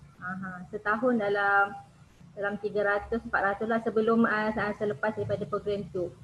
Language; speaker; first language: Malay; native; Malay